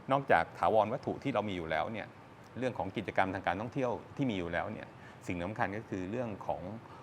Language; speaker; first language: Thai; native; Thai